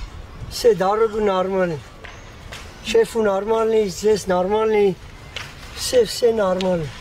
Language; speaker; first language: Russian; non-native, learner; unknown